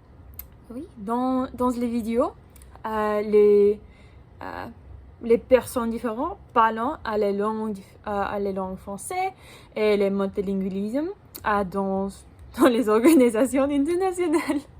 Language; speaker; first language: French; non-native, learner; English